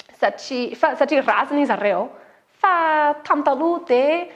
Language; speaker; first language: Malagasy; non-native, learner; English